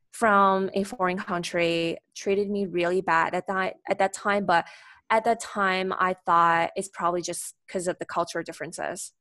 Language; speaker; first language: English; non-native, fluent; Chinese